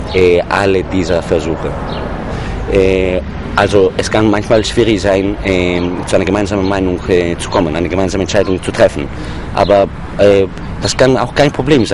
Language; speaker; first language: German; non-native, fluent; Greek